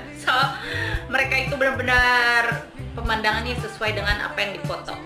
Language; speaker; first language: Indonesian; native; Indonesian